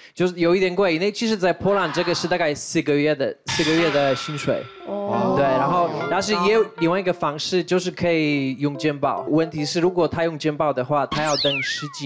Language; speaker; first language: Chinese; non-native, fluent; Polish